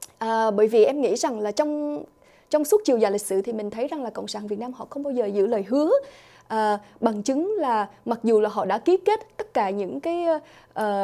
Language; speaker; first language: Vietnamese; early bilingual, other home language; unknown